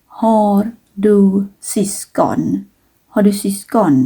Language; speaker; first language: Swedish; non-native, fluent; Thai